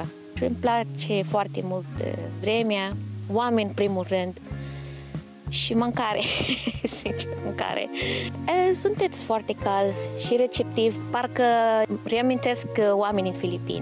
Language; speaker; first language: Romanian; non-native, fluent; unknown